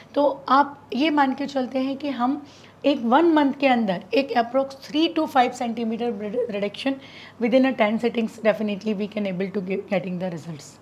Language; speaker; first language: Hindi; native; Hindi